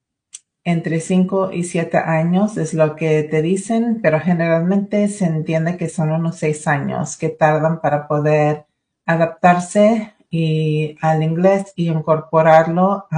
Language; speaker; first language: Spanish; early bilingual, other home language; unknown